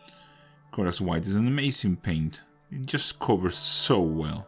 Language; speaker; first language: English; non-native, fluent; Spanish